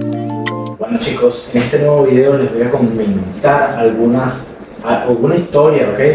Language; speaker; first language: Spanish; native; Spanish